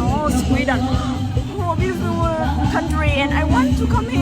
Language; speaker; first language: English; non-native, learner; Vietnamese